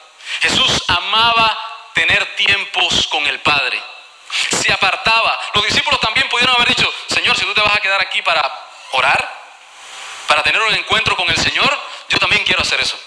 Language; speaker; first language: Spanish; native; Spanish